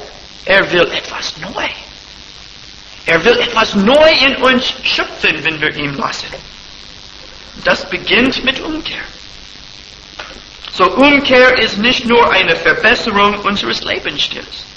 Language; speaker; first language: German; non-native, fluent; English